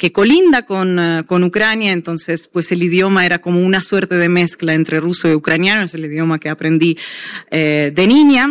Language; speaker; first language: Spanish; non-native, fluent; Russian